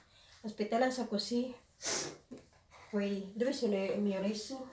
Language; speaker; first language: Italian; non-native, learner; Filipino